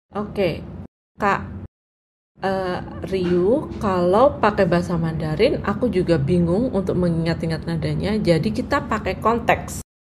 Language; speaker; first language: Indonesian; non-native, local second language; Javanese